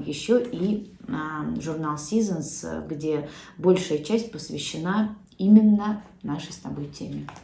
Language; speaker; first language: Russian; native; Russian